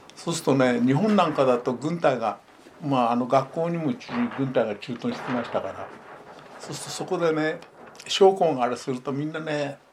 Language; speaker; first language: Japanese; native; Japanese